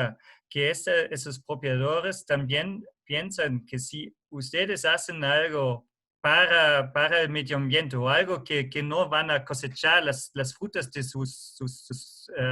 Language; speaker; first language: Spanish; non-native, fluent; German